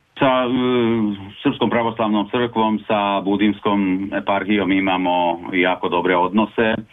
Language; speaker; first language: Serbian; early bilingual, heritage; Serbian